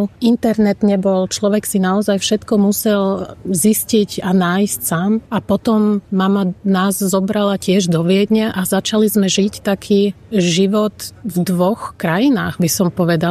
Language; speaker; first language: Slovak; native; Slovak